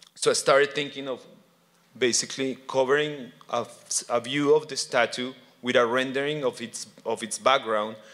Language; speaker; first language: English; non-native, fluent; Spanish